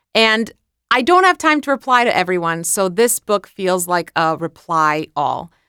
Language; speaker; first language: English; non-native, fluent; Croatian